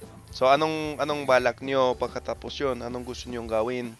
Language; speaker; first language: Filipino; non-native, fluent; English